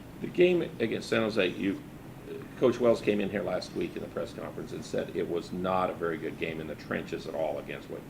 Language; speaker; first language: English; native; English